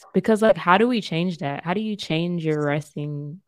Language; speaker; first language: English; native; English